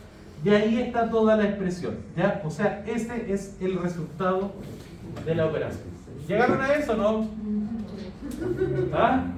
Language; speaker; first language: Spanish; native; Spanish